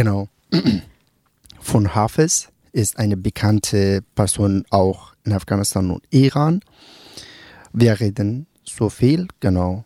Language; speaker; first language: German; non-native, learner; Persian